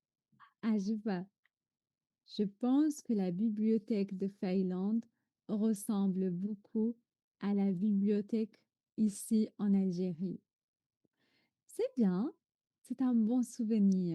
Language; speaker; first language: French; non-native, fluent; Arabic